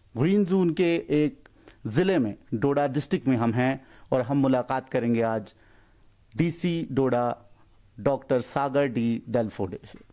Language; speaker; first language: Hindi; non-native, local second language; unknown